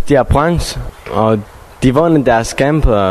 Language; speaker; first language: Danish; non-native, fluent; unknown